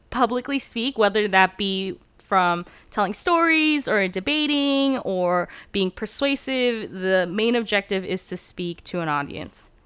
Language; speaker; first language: English; early bilingual, other home language; Turkish